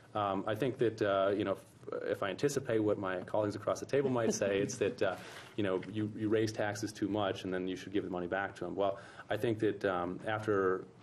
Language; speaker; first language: English; native; English